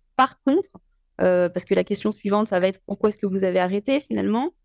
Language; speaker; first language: French; native; French